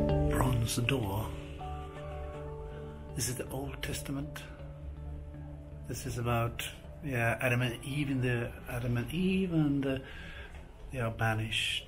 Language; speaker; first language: English; non-native, fluent; Swedish